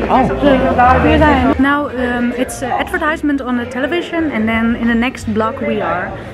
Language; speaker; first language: English; non-native, fluent; Dutch